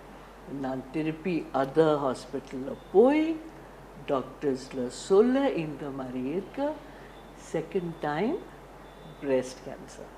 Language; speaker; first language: Tamil; non-native, learner; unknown